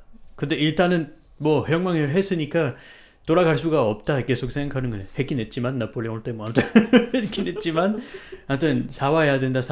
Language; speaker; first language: Korean; non-native, fluent; French